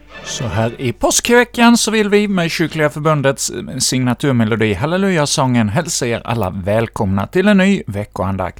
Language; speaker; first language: Swedish; native; Swedish